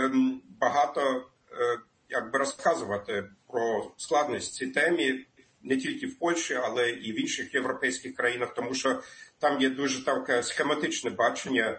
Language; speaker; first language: Ukrainian; non-native, fluent; German